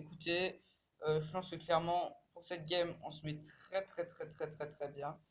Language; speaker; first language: French; native; French